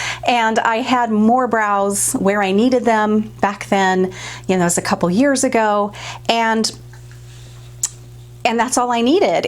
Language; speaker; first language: English; native; English